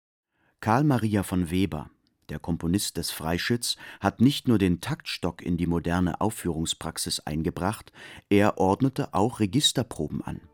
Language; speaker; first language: German; native; German